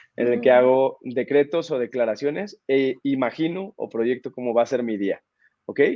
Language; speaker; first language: Spanish; native; Spanish